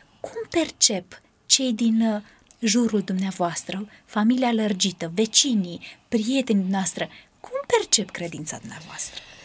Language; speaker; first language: Romanian; native; Romanian